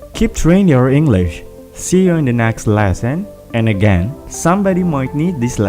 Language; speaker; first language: English; non-native, fluent; Indonesian